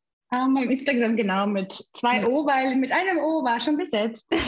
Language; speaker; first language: German; non-native, fluent; Russian